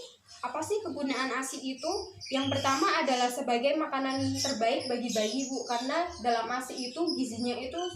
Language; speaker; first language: Indonesian; native; Indonesian